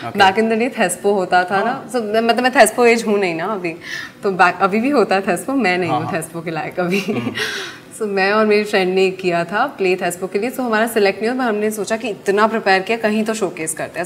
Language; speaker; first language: English; non-native, local second language; Hindi